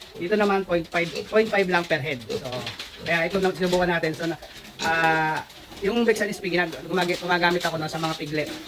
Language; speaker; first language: Filipino; native; Filipino